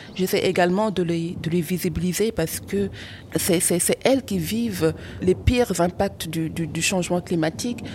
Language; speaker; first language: French; non-native, local second language; Wolof